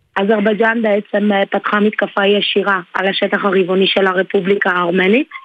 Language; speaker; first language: Hebrew; early bilingual, other home language; Armenian